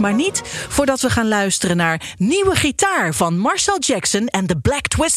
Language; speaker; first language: Dutch; native; Dutch